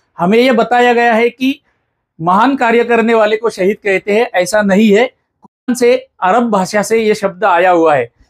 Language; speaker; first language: Hindi; non-native, local second language; Marathi